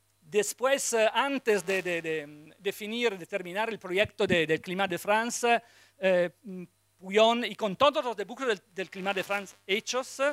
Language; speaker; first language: Spanish; non-native, fluent; Italian